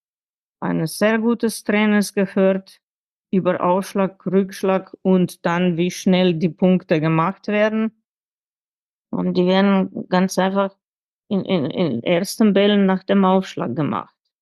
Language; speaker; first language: German; non-native, fluent; Slovenian